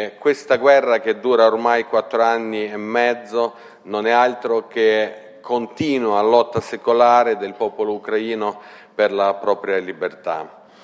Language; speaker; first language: Italian; non-native, fluent; Ukrainian